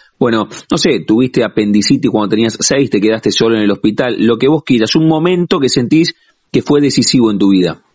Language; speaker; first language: Spanish; native; Spanish